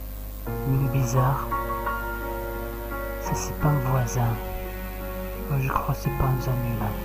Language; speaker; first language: French; non-native, learner; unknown